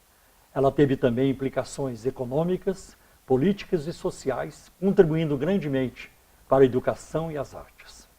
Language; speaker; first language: Portuguese; native; Portuguese